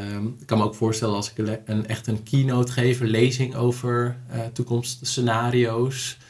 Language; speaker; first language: Dutch; native; Dutch